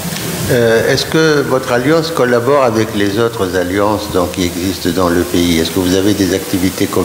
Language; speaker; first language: French; non-native, local second language; Arabic